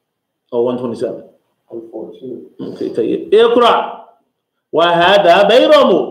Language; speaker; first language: Arabic; non-native, fluent; English